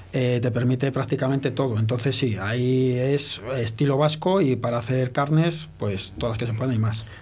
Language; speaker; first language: Spanish; early bilingual, heritage; French